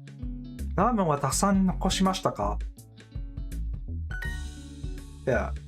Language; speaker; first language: Japanese; non-native, learner; English